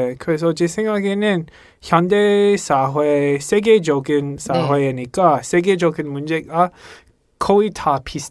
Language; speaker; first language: Korean; non-native, learner; English